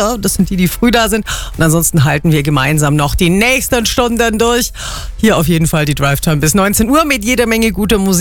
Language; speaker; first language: German; native; German